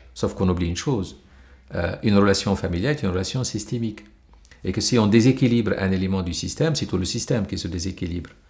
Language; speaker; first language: French; non-native, local second language; Arabic